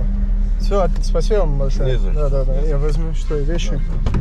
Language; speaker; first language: Russian; non-native, learner; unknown